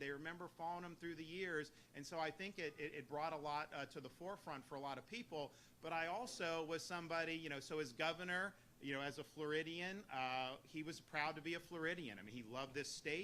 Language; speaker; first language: English; native; English